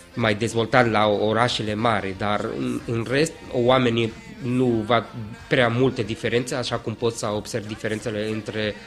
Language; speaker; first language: Romanian; non-native, fluent; Spanish